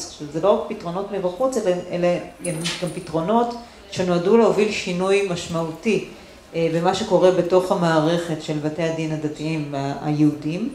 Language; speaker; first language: Hebrew; native; Hebrew